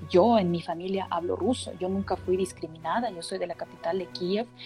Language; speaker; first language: Spanish; non-native, fluent; Russian